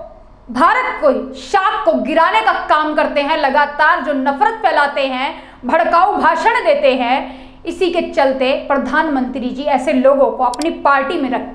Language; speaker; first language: Hindi; native; Hindi